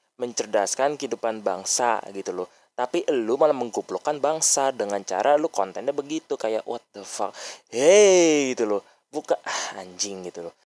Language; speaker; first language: Indonesian; native; Indonesian